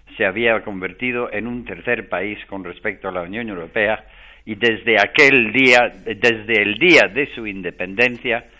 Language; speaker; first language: Spanish; non-native, fluent; English